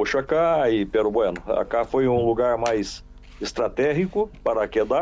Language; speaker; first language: Spanish; non-native, learner; Portuguese